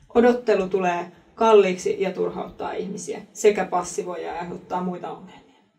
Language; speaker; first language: Finnish; native; Finnish